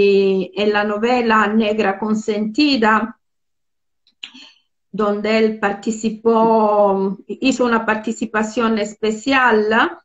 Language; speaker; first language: Spanish; non-native, fluent; Italian